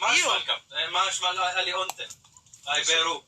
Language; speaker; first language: German; non-native, learner; Arabic